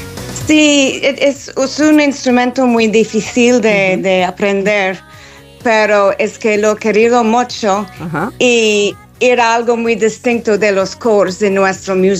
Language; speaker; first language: Spanish; non-native, fluent; English